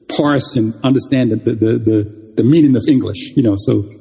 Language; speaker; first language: English; early bilingual, other home language; Jamaican Creole English